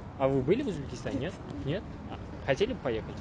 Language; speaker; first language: Russian; non-native, learner; Uzbek